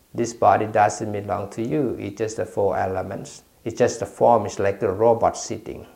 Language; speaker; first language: English; non-native, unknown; Thai